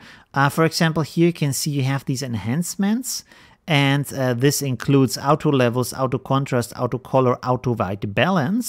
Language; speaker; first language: English; non-native, fluent; German